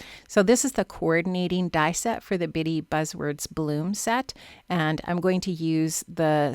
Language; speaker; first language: English; native; English